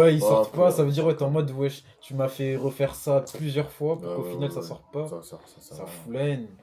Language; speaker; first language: French; native; French